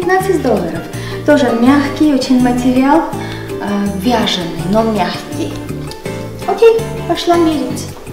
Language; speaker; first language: Russian; non-native, local second language; Armenian